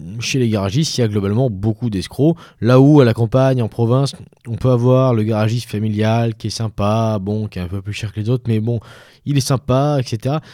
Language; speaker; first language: French; native; French